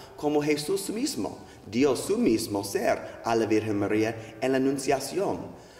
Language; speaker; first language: Spanish; non-native, learner; English